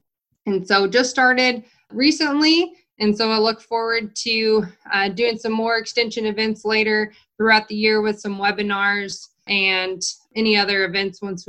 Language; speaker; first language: English; native; English